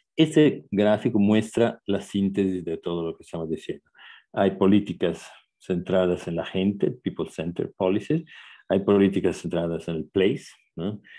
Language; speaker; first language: Spanish; non-native, fluent; Italian